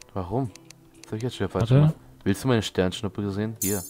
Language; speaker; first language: German; native; German